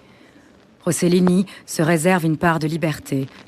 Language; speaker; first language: French; native; French